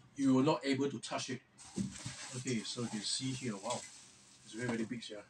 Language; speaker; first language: English; non-native, local second language; Chinese